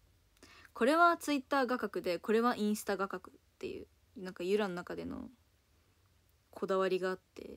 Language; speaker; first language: Japanese; native; Japanese